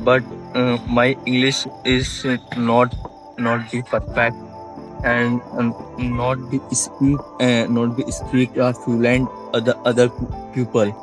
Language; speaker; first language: English; non-native, learner; Hindi